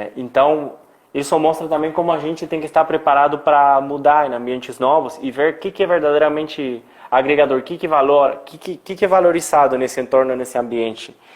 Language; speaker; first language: Portuguese; non-native, fluent; Spanish